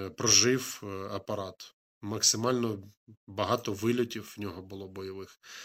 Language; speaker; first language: Ukrainian; native; Ukrainian